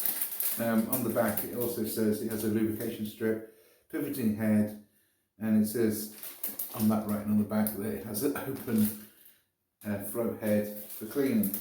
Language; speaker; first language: English; native; English